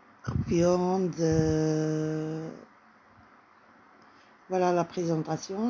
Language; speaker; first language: French; non-native, fluent; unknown